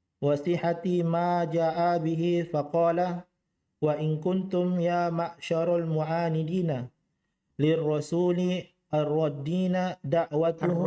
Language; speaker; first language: Arabic; non-native, learner; Indonesian